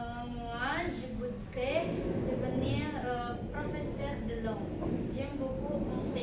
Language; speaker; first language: French; non-native, learner; Indonesian